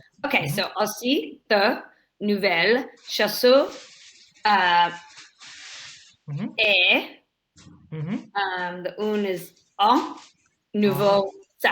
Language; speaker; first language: French; non-native, learner; English